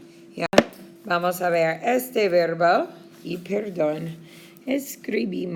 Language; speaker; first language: Spanish; non-native, fluent; English